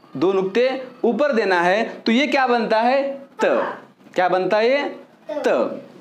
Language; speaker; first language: Hindi; native; Hindi